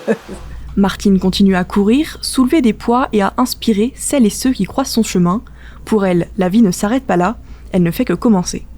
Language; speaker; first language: French; native; French